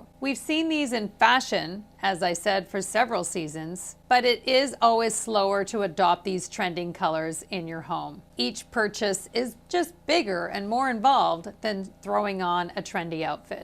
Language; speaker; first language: English; native; English